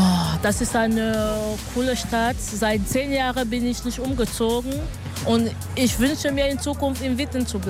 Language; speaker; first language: German; non-native, learner; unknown